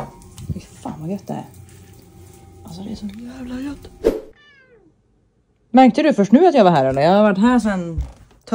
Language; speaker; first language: Swedish; native; Swedish